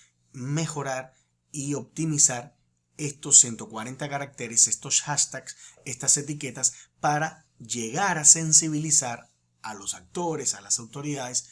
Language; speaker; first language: Spanish; native; Spanish